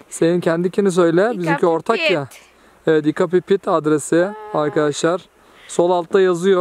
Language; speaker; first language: Turkish; native; Turkish